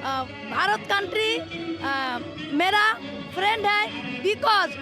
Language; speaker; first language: Hindi; non-native, local second language; Bangla